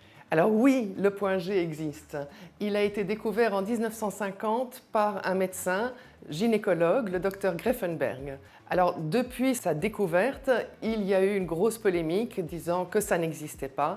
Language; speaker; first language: French; native; French